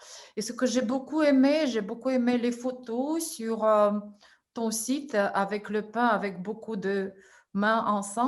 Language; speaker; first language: French; non-native, fluent; Russian